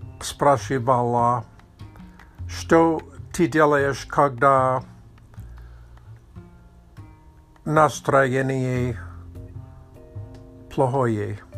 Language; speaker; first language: Russian; non-native, learner; Czech